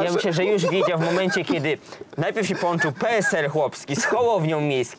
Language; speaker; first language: Polish; native; Polish